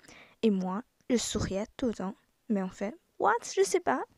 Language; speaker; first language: French; non-native, learner; Chinese